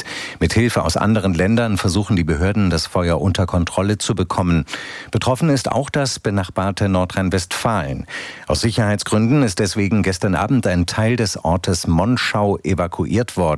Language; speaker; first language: German; native; German